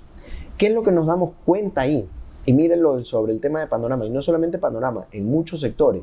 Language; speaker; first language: Spanish; native; Spanish